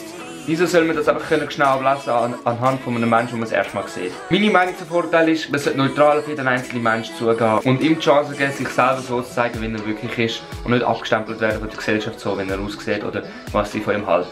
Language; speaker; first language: German; native; German